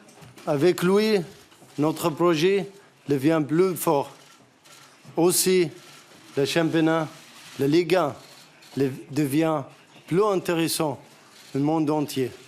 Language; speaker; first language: French; non-native, learner; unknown